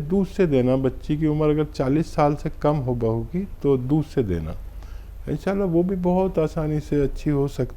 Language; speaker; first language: Hindi; native; Hindi